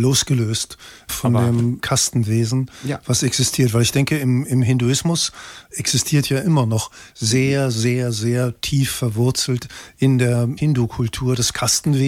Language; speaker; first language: German; native; German